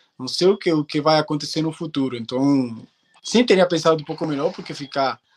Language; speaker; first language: Portuguese; non-native, fluent; Spanish